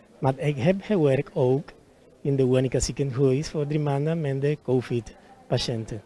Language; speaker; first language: Dutch; non-native, learner; Spanish